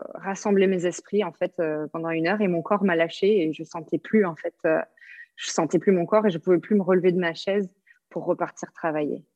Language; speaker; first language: French; native; French